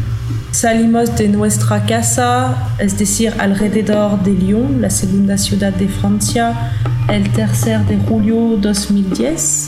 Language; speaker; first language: Spanish; non-native, learner; French